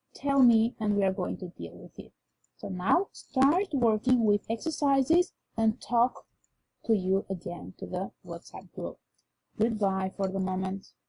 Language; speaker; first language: English; non-native, fluent; Albanian